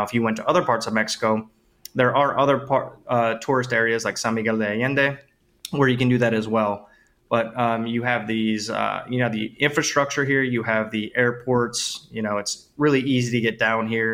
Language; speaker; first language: English; native; English